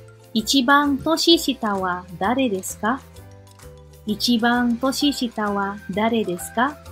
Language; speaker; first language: Japanese; non-native, fluent; Indonesian